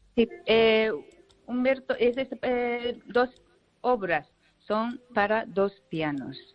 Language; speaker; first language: Spanish; non-native, learner; Japanese